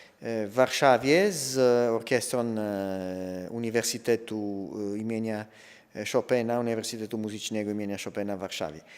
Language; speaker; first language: Polish; non-native, fluent; Italian